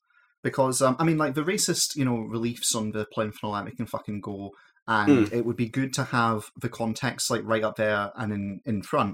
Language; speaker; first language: English; native; English